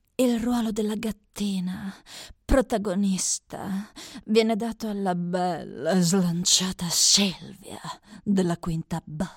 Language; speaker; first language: Italian; native; Italian